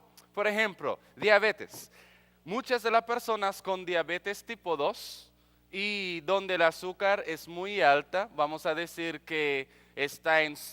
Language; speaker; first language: Spanish; non-native, fluent; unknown